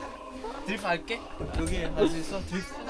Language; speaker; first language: Korean; non-native, learner; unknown